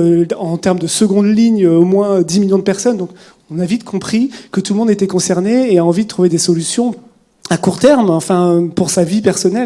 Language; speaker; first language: French; native; French